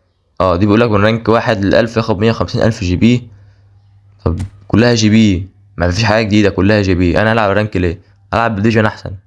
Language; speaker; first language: Arabic; native; Arabic